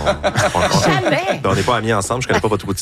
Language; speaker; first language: French; native; French